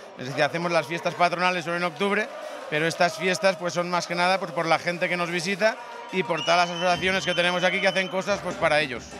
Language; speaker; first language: Spanish; non-native, local second language; Catalan